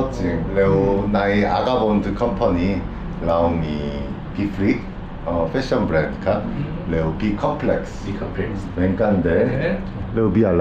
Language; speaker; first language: Thai; non-native, learner; Korean